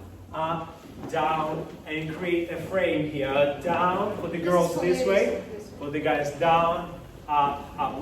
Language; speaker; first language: English; non-native, fluent; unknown